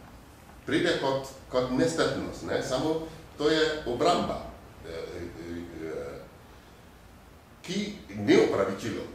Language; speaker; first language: Slovenian; non-native, fluent; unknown